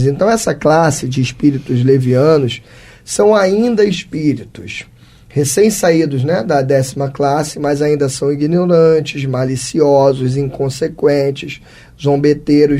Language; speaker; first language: Portuguese; native; Portuguese